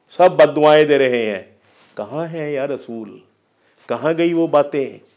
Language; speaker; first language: Hindi; non-native, local second language; Punjabi